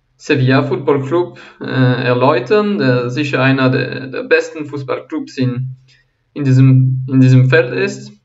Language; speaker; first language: German; non-native, fluent; French